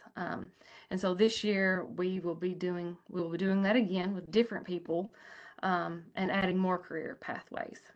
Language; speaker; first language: English; native; English